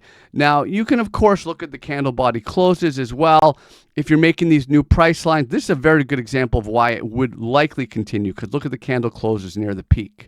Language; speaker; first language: English; native; English